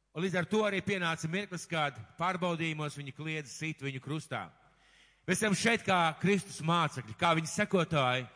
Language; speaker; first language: Latvian; native; Latvian